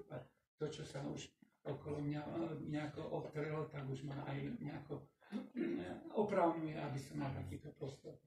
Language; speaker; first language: Slovak; non-native, local second language; Rusyn